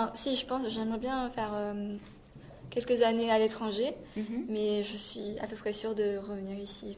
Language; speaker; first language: French; native; French